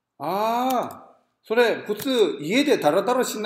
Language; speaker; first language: Japanese; non-native, fluent; Korean